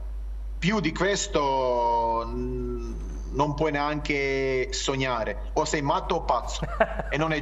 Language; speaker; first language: Italian; non-native, fluent; Croatian